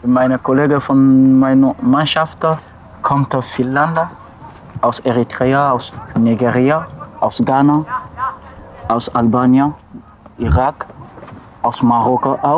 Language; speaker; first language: German; non-native, learner; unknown